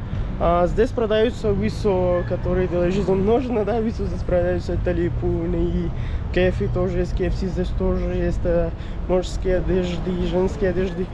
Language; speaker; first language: Russian; non-native, learner; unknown